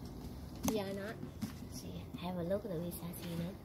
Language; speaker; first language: English; non-native, learner; Vietnamese